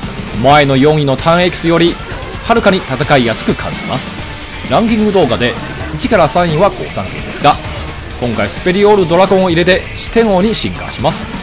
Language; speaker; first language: Japanese; non-native, fluent; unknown